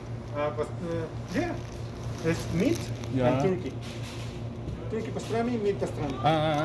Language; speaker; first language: English; non-native, learner; Spanish